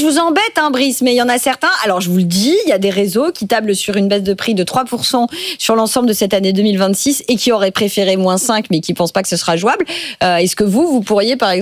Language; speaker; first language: French; native; French